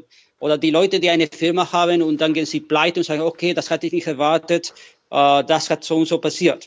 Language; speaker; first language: German; non-native, fluent; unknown